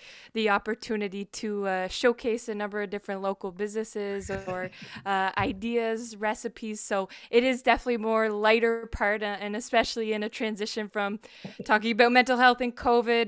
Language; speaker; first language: English; native; English